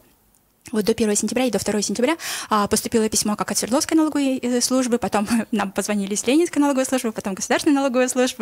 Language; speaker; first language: Russian; non-native, local second language; Kyrgyz